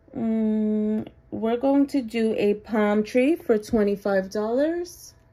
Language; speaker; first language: English; native; English